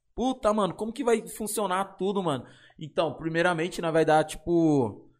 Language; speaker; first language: Portuguese; native; Portuguese